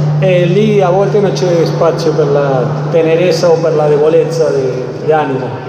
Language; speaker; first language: Italian; non-native, fluent; Spanish